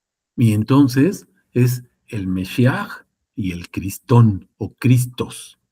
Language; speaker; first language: Spanish; native; Spanish